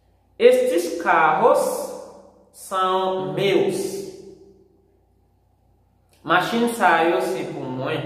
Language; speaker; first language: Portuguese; non-native, fluent; Haitian Creole